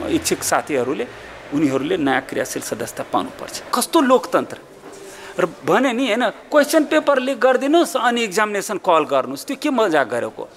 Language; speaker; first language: Nepali; non-native, local second language; Maithili